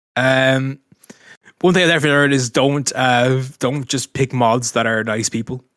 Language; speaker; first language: English; native; English